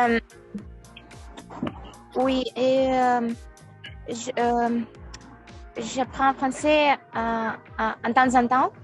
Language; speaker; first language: French; non-native, learner; Russian